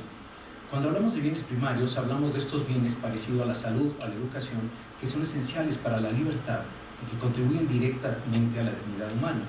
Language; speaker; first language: Spanish; native; Spanish